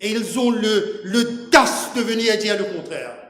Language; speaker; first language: French; non-native, local second language; Morisyen